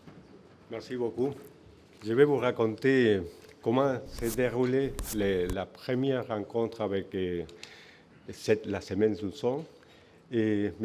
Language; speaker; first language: French; non-native, fluent; Spanish